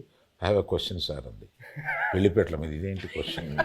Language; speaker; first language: Telugu; native; Telugu